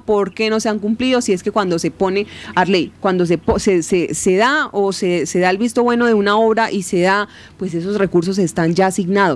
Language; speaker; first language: Spanish; native; Spanish